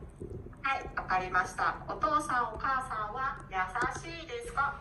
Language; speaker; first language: Japanese; non-native, learner; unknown